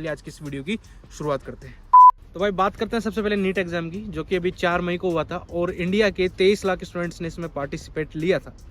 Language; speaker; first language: Hindi; native; Hindi